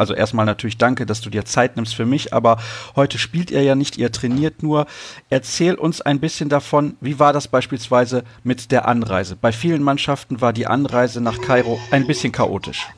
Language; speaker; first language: German; native; German